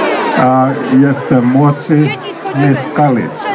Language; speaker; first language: Polish; non-native, fluent; Finnish